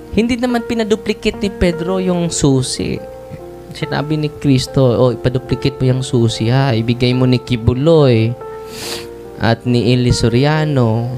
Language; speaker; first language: Filipino; non-native, local second language; Cebuano